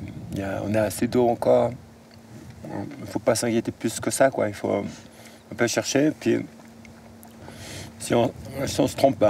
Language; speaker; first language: French; native; French